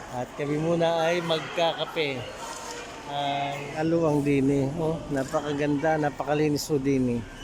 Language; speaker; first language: Filipino; native; Filipino